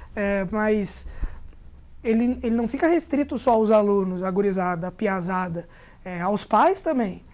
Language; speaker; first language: Portuguese; native; Portuguese